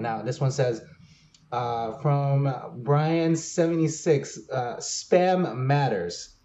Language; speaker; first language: English; native; English